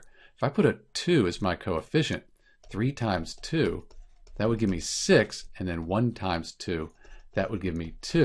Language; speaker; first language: English; native; English